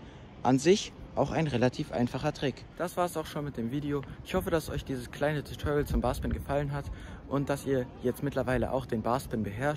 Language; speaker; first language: German; native; German